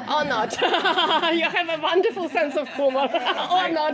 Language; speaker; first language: English; non-native, learner; Ukrainian